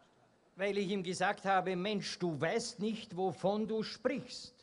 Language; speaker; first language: German; native; German